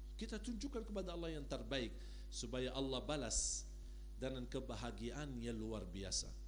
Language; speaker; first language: Indonesian; non-native, fluent; Arabic